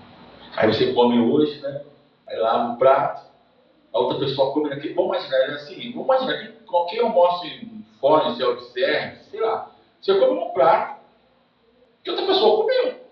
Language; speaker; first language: Portuguese; native; Portuguese